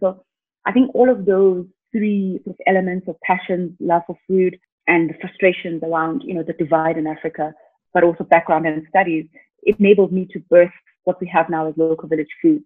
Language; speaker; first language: English; non-native, local second language; Xhosa